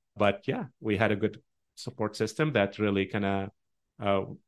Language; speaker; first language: English; non-native, fluent; Arabic